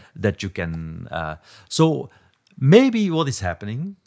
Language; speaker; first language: English; non-native, fluent; Dutch